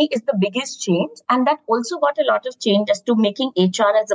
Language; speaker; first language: English; non-native, local second language; Hindi